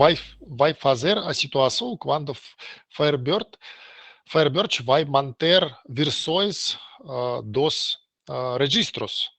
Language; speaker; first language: Portuguese; non-native, learner; Russian